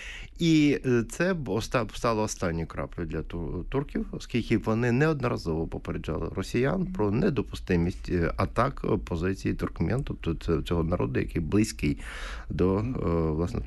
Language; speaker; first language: Ukrainian; native; Ukrainian